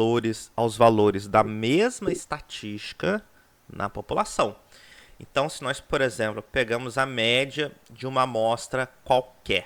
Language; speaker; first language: Portuguese; native; Portuguese